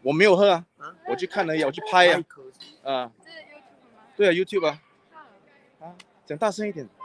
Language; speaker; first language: Chinese; early bilingual, heritage; Chinese